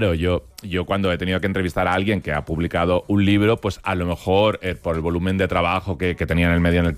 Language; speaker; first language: Spanish; native; Spanish